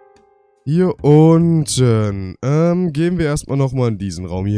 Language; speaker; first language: German; native; German